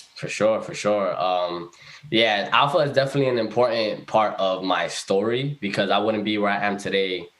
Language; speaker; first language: English; early bilingual, other home language; Spanish